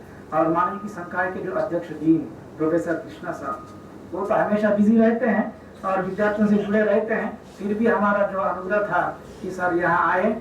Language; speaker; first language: Hindi; native; Hindi